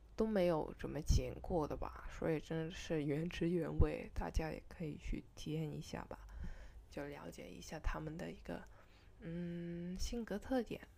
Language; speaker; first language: Chinese; non-native, local second language; Cantonese